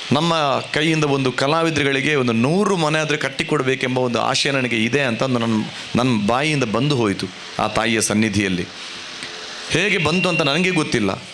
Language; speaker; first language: Kannada; non-native, local second language; Tulu